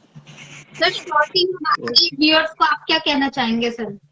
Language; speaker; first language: Hindi; native; Hindi